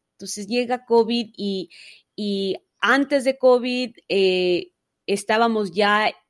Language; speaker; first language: Spanish; early bilingual, heritage; Spanish